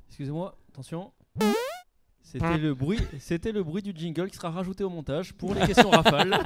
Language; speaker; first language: French; native; French